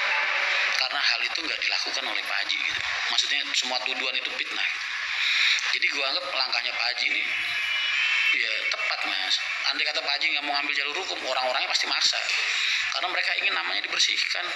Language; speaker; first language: Indonesian; native; Indonesian